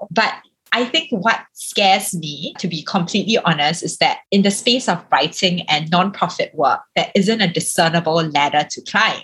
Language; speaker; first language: English; native; English